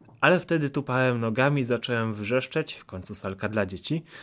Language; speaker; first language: Polish; native; Polish